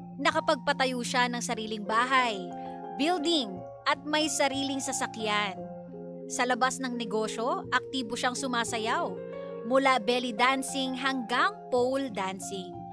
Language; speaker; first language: Filipino; native; Filipino